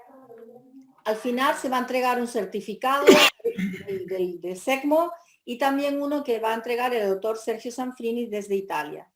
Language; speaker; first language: Spanish; native; Spanish